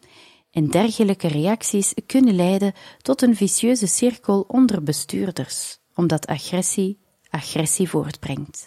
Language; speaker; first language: Dutch; native; Dutch